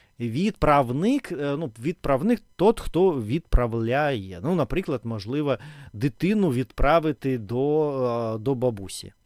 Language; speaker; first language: Ukrainian; non-native, local second language; Russian